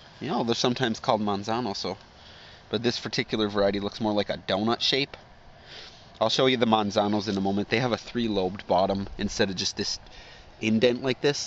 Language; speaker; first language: English; native; English